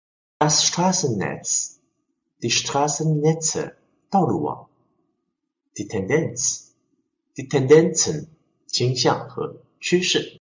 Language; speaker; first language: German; non-native, fluent; Chinese